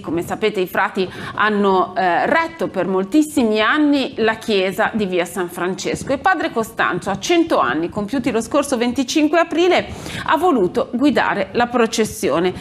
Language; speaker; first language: Italian; native; Italian